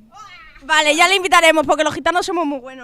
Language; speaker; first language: Spanish; native; Spanish